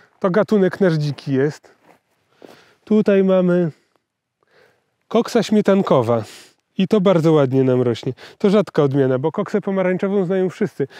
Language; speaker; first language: Polish; native; Polish